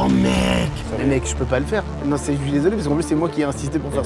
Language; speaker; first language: French; native; French